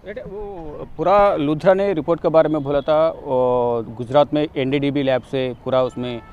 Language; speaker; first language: Hindi; non-native, local second language; Telugu